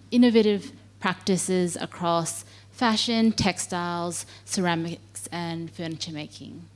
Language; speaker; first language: English; native; English